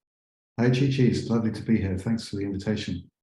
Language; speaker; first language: English; native; English